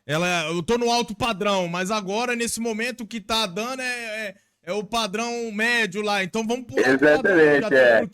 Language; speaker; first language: Portuguese; native; Portuguese